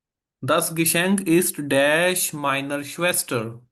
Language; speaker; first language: German; non-native, fluent; Urdu